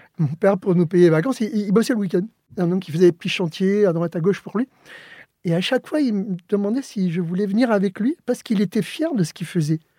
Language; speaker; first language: French; early bilingual, other home language; Spanish